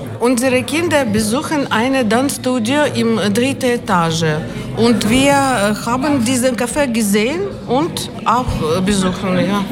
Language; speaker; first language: German; non-native, learner; Ukrainian